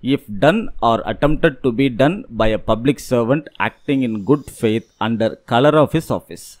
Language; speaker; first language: English; non-native, local second language; Tamil